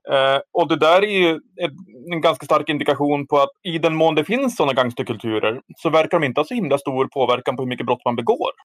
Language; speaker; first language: Swedish; native; Swedish